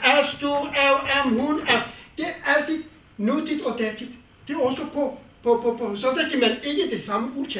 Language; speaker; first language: Danish; non-native, fluent; Kurdish